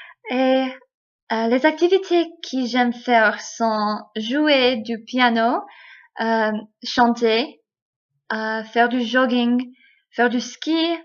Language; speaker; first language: French; non-native, learner; English